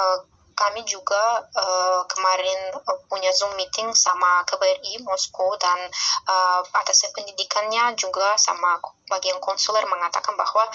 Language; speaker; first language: Indonesian; non-native, fluent; Russian